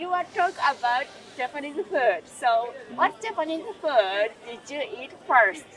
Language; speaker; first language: English; non-native, learner; Japanese